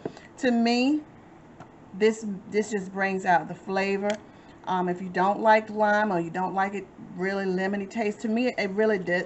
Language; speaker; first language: English; native; English